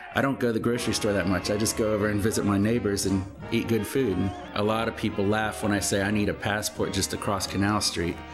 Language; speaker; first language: English; native; English